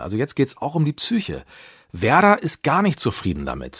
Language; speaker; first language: German; native; German